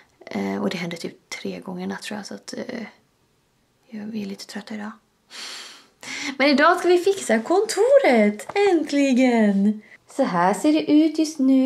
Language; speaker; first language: Swedish; native; Swedish